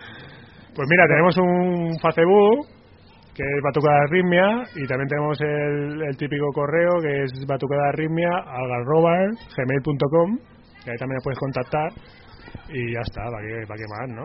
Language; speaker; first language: Spanish; native; Spanish